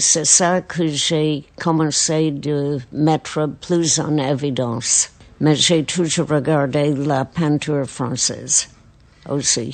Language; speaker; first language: French; non-native, fluent; English